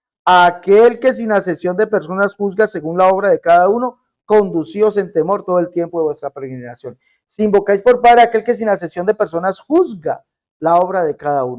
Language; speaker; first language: Spanish; native; Spanish